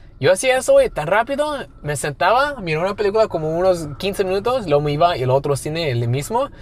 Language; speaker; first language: Spanish; early bilingual, other home language; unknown